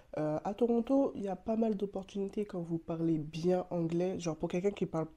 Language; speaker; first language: French; native; French